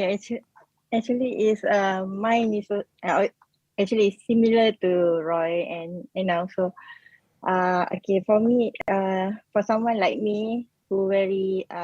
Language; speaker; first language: English; non-native, learner; Malay